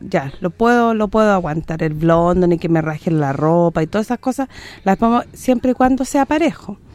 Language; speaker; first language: Spanish; native; Spanish